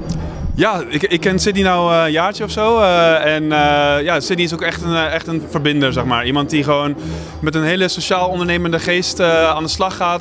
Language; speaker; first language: Dutch; native; Dutch